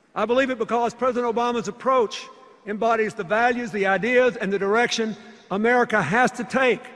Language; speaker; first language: English; native; English